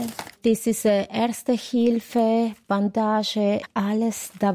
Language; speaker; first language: German; non-native, learner; Spanish